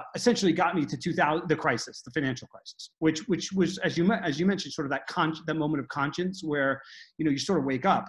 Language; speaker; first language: English; native; English